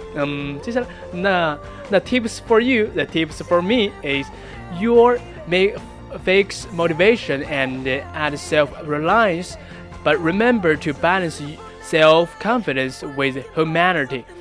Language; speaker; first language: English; non-native, learner; Chinese